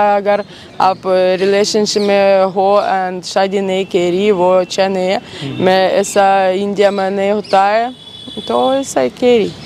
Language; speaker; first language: Hindi; non-native, learner; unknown